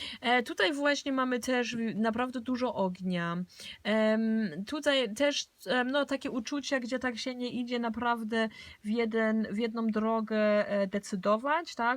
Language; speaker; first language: Polish; early bilingual, heritage; Polish